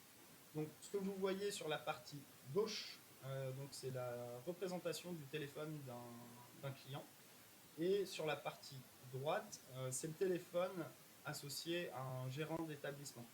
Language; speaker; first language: French; native; French